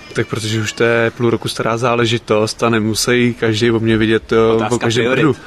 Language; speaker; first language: Czech; native; Czech